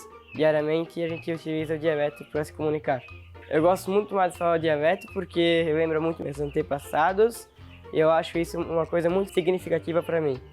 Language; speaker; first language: Portuguese; non-native, local second language; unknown